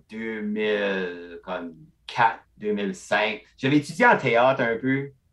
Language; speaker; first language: French; non-native, local second language; English